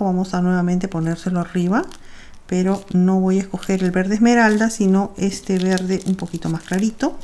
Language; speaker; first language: Spanish; native; Spanish